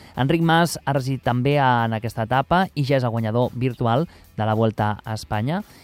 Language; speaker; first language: Catalan; native; Catalan